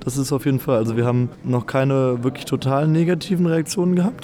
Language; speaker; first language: German; native; German